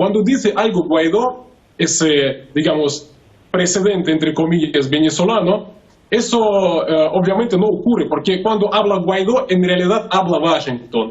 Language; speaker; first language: Spanish; non-native, fluent; Russian